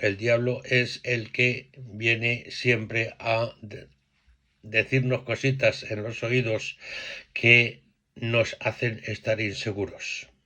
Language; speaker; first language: Spanish; native; Spanish